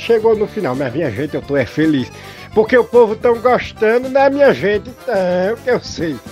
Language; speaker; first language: Portuguese; native; Portuguese